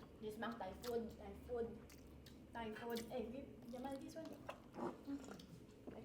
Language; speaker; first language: English; non-native, local second language; Filipino